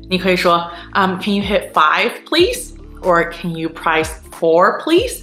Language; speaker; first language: English; non-native, fluent; Chinese